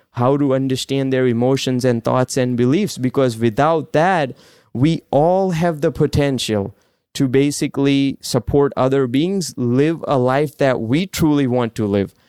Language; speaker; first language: English; non-native, local second language; Gujarati